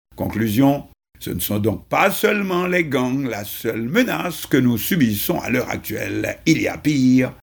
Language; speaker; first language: French; non-native, local second language; Haitian Creole